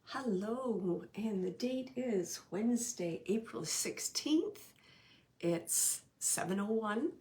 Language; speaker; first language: English; native; English